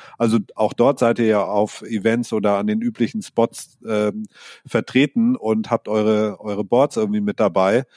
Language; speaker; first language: German; native; German